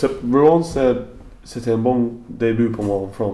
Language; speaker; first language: French; non-native, learner; English